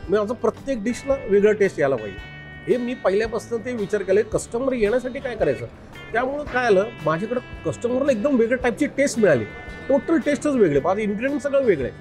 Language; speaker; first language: Marathi; non-native, local second language; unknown